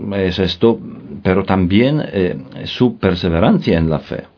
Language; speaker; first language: Spanish; non-native, fluent; Polish